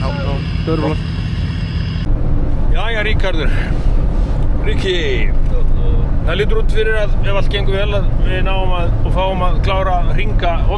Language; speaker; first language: Icelandic; native; Icelandic